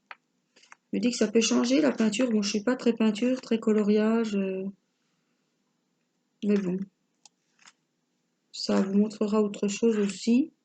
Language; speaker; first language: French; native; French